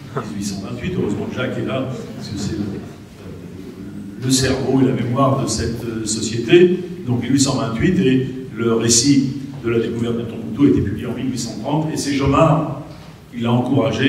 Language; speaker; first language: French; native; French